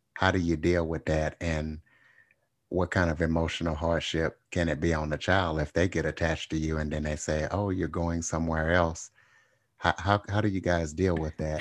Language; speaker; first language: English; native; English